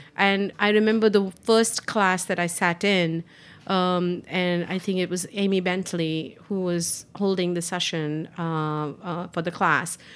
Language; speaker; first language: English; non-native, local second language; Hindi